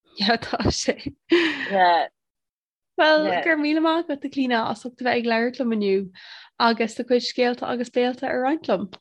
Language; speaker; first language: Irish; non-native, local second language; English